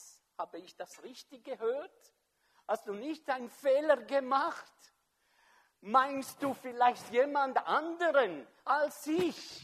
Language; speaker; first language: German; non-native, fluent; French